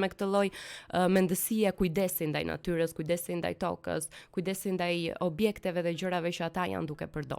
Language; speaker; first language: Albanian; native; Albanian